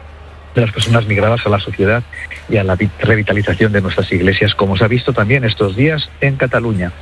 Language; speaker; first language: Spanish; native; Spanish